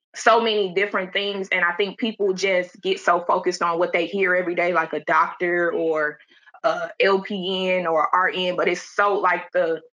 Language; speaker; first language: English; native; English